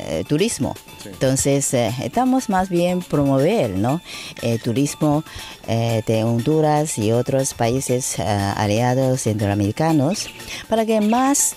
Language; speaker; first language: Spanish; non-native, fluent; Chinese